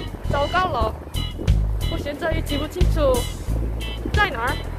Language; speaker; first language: Chinese; non-native, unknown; Korean